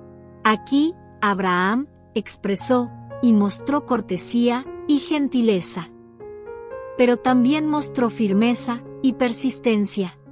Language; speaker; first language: Spanish; native; Spanish